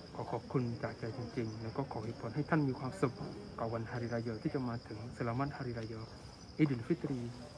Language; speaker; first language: Thai; non-native, local second language; Malay